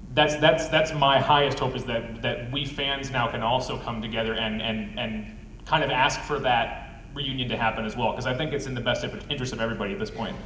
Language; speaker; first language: English; native; English